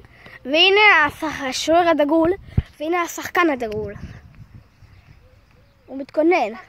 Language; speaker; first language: Hebrew; native; Hebrew